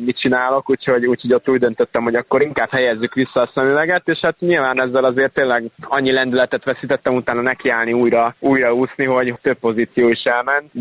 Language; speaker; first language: Hungarian; native; Hungarian